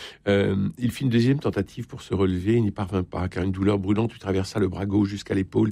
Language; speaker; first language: French; native; French